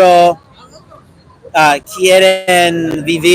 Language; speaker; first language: Spanish; non-native, learner; English